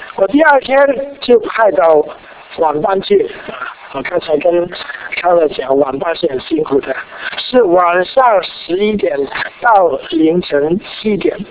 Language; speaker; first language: Chinese; non-native, local second language; Cantonese